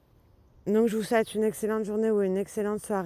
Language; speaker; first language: French; native; French